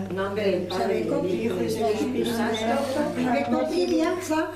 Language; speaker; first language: French; non-native, fluent; Spanish